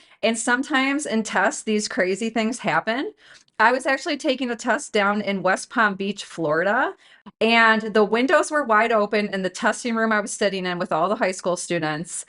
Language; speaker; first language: English; native; English